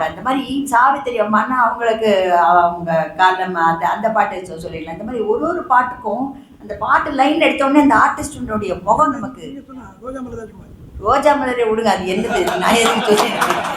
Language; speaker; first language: Tamil; native; Tamil